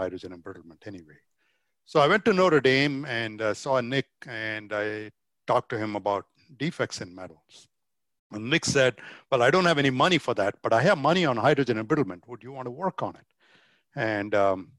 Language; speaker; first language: English; non-native, local second language; Tamil